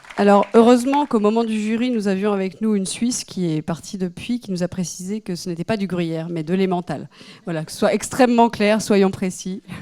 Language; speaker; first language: French; native; French